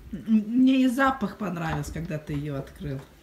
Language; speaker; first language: Russian; non-native, fluent; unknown